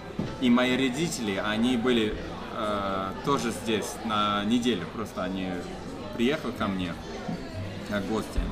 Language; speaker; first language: Russian; non-native, fluent; English